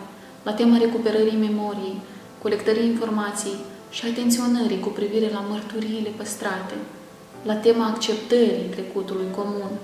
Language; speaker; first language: Romanian; native; Romanian